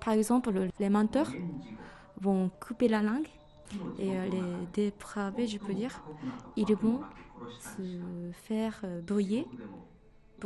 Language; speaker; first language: French; non-native, fluent; Japanese